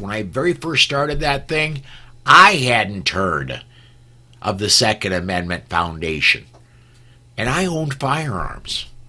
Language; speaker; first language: English; native; English